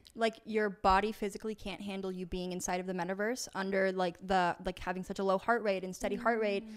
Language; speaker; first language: English; native; English